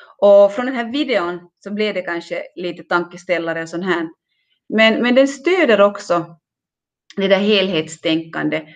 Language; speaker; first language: Swedish; native; Swedish